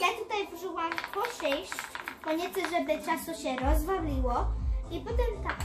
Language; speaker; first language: Polish; early bilingual, heritage; Polish